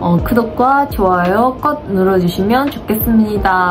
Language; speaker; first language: Korean; non-native, fluent; Japanese